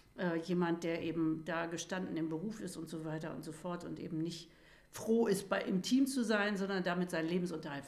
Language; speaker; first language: German; native; German